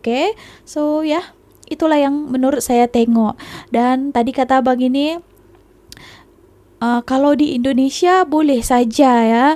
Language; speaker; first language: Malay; non-native, local second language; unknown